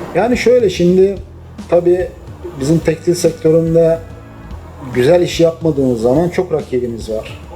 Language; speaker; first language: Turkish; native; Turkish